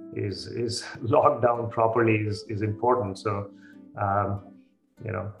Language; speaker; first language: English; non-native, local second language; Hindi